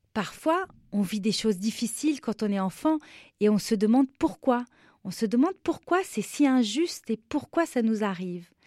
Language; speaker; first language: French; non-native, local second language; Arabic